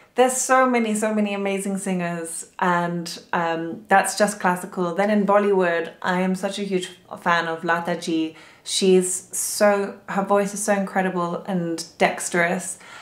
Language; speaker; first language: English; native; English